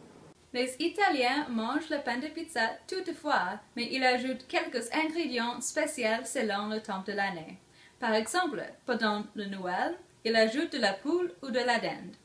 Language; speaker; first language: French; non-native, learner; English